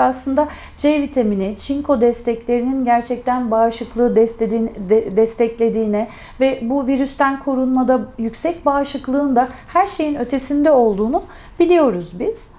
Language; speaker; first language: Turkish; native; Turkish